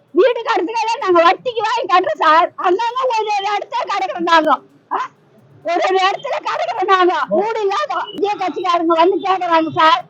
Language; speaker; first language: Tamil; native; Tamil